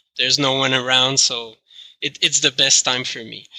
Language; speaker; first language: English; non-native, fluent; French